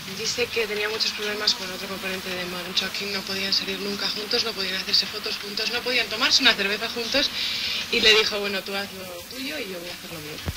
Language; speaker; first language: Spanish; native; Spanish